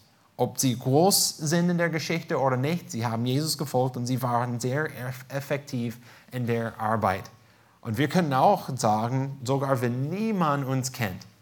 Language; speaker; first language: German; non-native, fluent; English